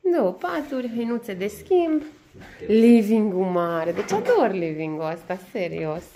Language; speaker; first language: Romanian; non-native, local second language; Hungarian